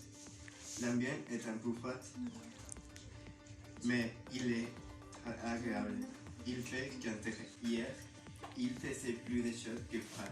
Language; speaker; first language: French; non-native, learner; Spanish